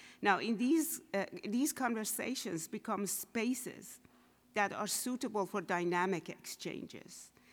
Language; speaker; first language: English; non-native, fluent; Persian